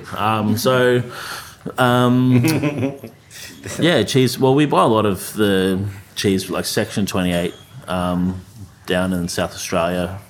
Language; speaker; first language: English; native; English